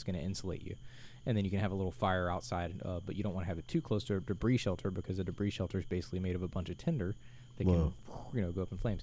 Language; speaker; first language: English; native; English